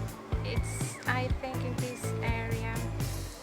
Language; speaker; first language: English; non-native, fluent; Portuguese